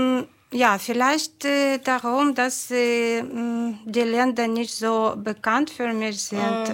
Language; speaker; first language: German; non-native, fluent; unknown